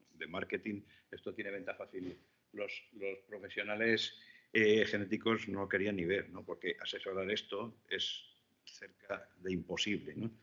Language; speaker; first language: Spanish; native; Spanish